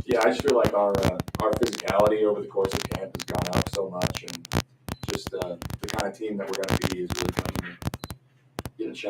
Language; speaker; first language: English; native; English